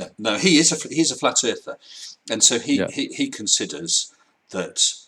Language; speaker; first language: English; native; English